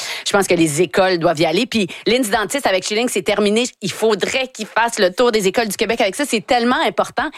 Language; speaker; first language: French; native; French